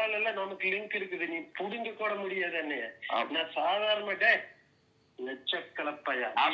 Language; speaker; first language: Tamil; native; Tamil